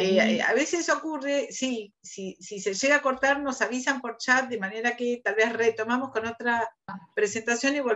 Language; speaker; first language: Spanish; native; Spanish